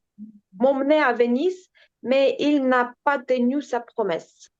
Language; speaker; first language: French; non-native, learner; Ukrainian